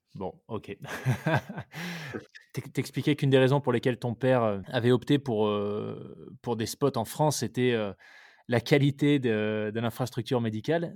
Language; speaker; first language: French; native; French